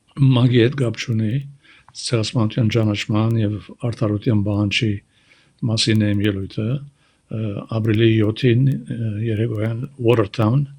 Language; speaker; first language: Armenian; early bilingual, heritage; Armenian